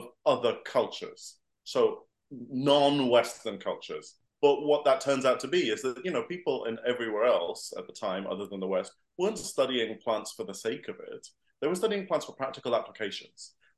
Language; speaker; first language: English; native; English